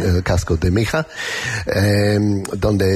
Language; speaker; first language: Spanish; non-native, learner; English